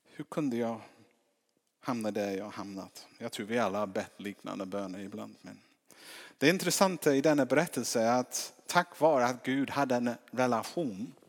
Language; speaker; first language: Swedish; non-native, fluent; English